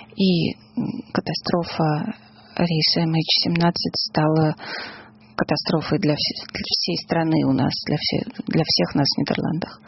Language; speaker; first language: Russian; native; Russian